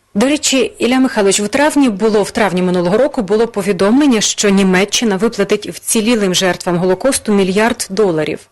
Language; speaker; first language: Ukrainian; native; Ukrainian